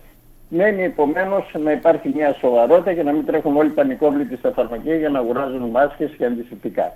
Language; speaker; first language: Greek; native; Greek